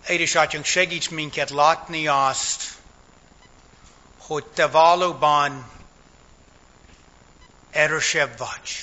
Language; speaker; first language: Hungarian; non-native, fluent; English